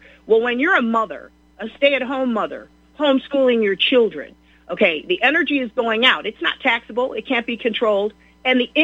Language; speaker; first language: English; native; English